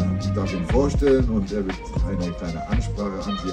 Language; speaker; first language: German; native; German